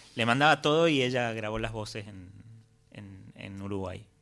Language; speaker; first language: Spanish; native; Spanish